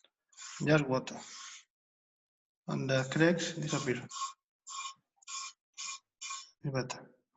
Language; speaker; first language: English; non-native, learner; Spanish